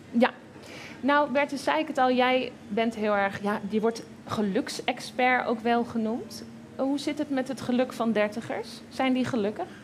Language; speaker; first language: Dutch; native; Dutch